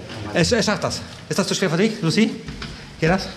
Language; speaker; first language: German; non-native, fluent; Polish